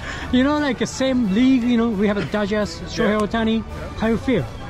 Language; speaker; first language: English; non-native, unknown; Japanese